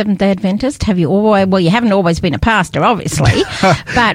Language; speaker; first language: English; native; English